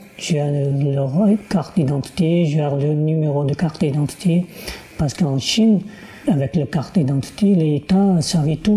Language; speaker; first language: French; non-native, learner; Uyghur